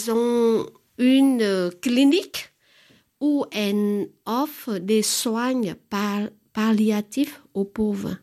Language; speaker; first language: French; non-native, fluent; Vietnamese